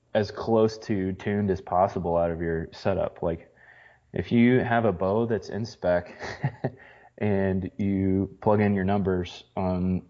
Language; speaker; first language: English; native; English